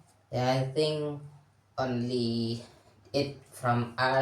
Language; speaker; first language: English; non-native, learner; Indonesian